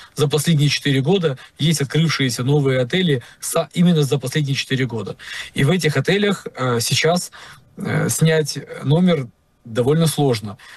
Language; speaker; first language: Russian; native; Russian